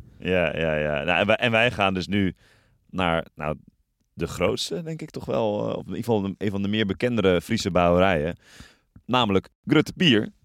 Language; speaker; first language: Dutch; native; Dutch